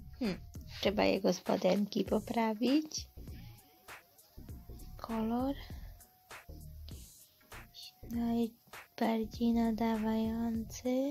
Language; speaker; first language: Polish; early bilingual, heritage; Polish